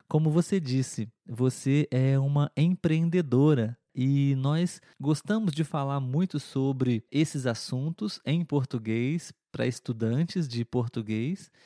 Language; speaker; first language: Portuguese; native; Portuguese